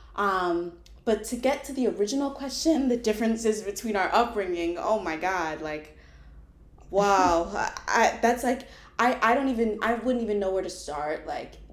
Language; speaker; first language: English; native; English